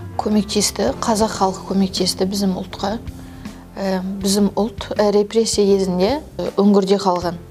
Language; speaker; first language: Kazakh; non-native, local second language; Turkish